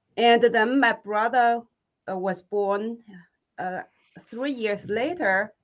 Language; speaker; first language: English; non-native, fluent; Chinese